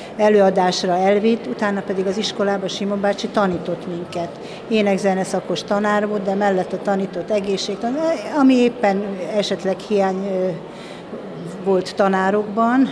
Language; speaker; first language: Hungarian; non-native, local second language; Slovak